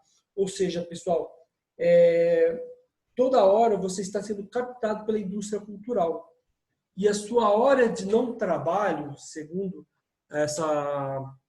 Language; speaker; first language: Portuguese; native; Portuguese